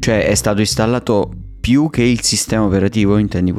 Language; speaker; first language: Italian; native; Italian